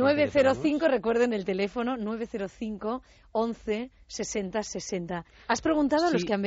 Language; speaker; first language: Spanish; native; Spanish